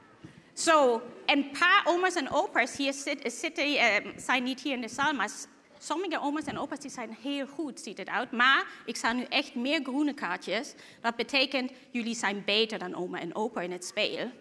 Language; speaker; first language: Dutch; non-native, fluent; German